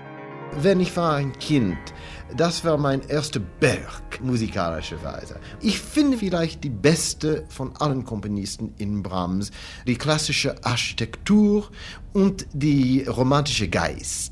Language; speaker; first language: German; non-native, learner; English